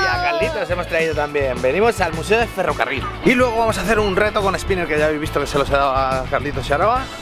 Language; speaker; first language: Spanish; native; Spanish